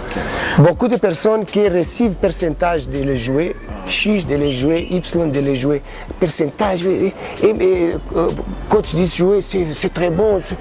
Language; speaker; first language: French; non-native, learner; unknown